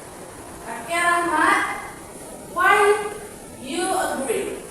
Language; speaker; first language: English; non-native, fluent; Indonesian